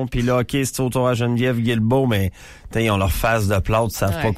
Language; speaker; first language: French; native; French